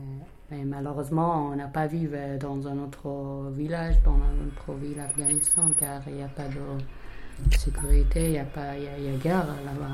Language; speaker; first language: French; non-native, learner; Persian